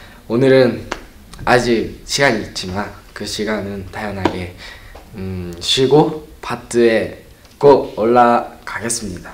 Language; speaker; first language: Korean; non-native, learner; Japanese